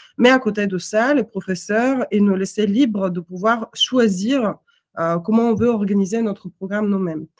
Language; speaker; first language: French; non-native, fluent; Russian